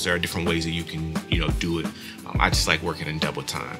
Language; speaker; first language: English; native; English